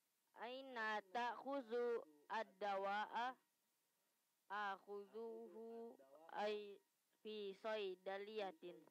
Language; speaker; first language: Arabic; non-native, learner; Indonesian